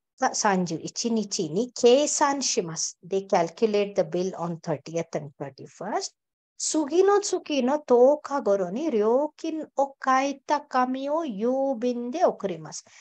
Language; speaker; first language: Japanese; non-native, fluent; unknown